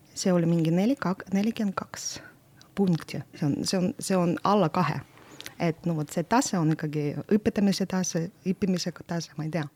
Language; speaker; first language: Estonian; non-native, local second language; Russian